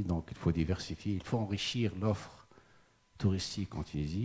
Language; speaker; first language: French; non-native, local second language; Arabic